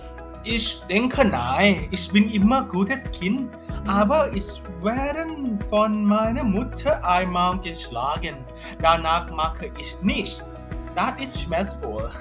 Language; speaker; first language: German; non-native, learner; Thai